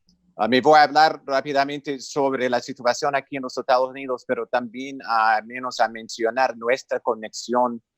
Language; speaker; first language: Spanish; non-native, fluent; English